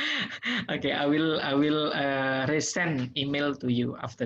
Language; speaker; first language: English; non-native, learner; Indonesian